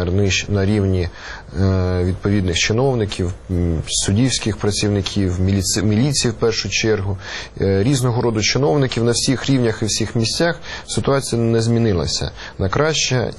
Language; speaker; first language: Ukrainian; native; Ukrainian